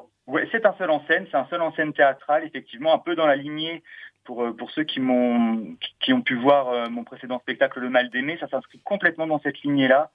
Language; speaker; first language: French; native; French